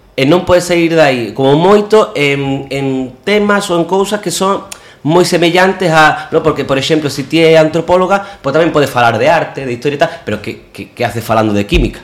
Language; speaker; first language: Galician; non-native, local second language; Spanish